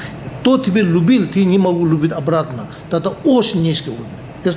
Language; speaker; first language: Russian; non-native, learner; Tibetan